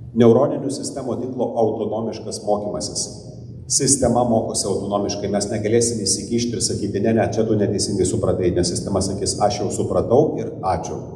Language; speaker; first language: Lithuanian; non-native, local second language; Polish